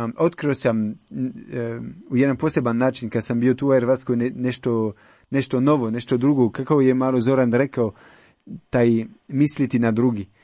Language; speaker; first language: Croatian; non-native, learner; French